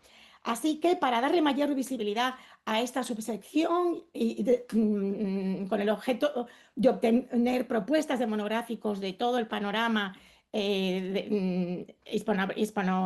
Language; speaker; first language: Spanish; native; Spanish